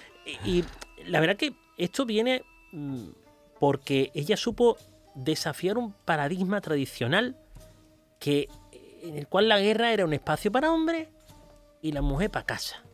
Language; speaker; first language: Spanish; native; Spanish